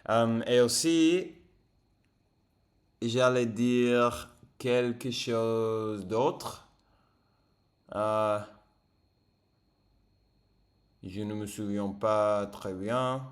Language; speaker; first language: French; non-native, fluent; English